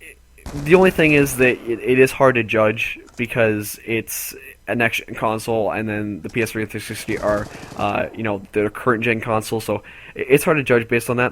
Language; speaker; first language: English; native; English